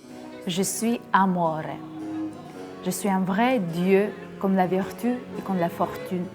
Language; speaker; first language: French; non-native, fluent; Russian